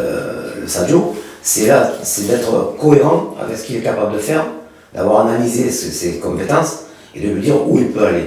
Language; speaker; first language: French; native; French